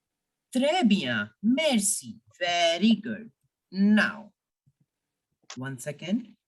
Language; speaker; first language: French; non-native, fluent; Hindi